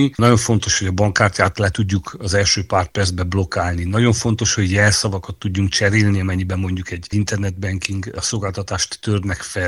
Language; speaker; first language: Hungarian; native; Hungarian